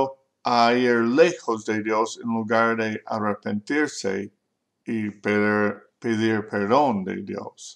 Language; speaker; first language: Spanish; non-native, learner; English